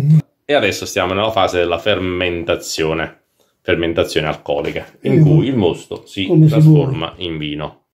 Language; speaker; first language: Italian; native; Italian